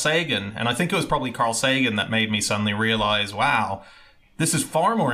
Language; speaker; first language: English; native; English